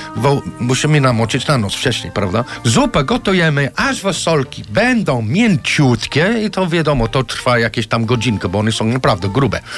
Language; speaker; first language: Polish; non-native, fluent; English